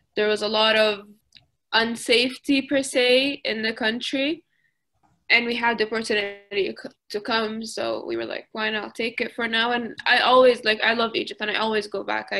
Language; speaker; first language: English; early bilingual, other home language; Arabic